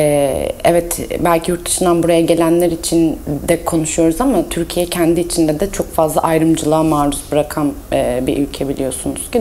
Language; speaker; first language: Turkish; early bilingual, heritage; Turkish